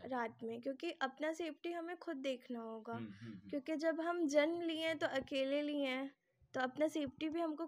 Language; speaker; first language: Hindi; non-native, local second language; Odia